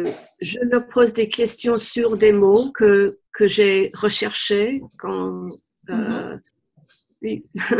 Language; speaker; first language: French; non-native, fluent; English